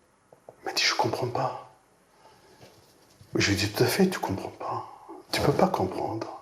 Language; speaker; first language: French; non-native, local second language; Arabic